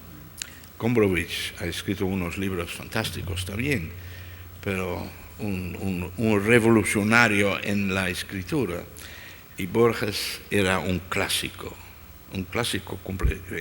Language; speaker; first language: Spanish; non-native, fluent; Dutch